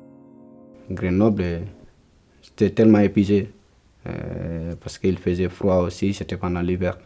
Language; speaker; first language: French; non-native, learner; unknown